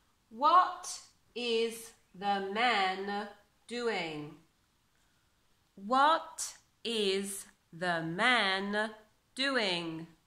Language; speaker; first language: English; non-native, fluent; Italian